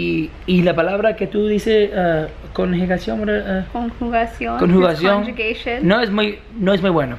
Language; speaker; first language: Spanish; non-native, learner; English